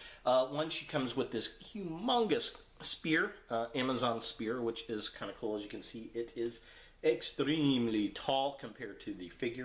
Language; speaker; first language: English; native; English